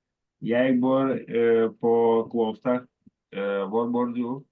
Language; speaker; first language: Norwegian; non-native, learner; Lithuanian